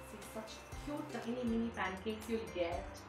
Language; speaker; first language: English; non-native, local second language; Hindi